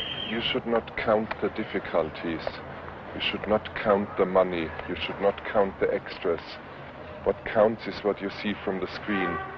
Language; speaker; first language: English; non-native, fluent; German